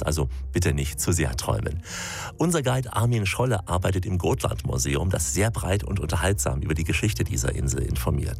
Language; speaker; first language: German; native; German